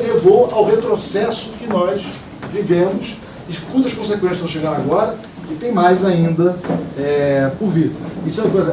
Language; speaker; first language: Portuguese; native; Portuguese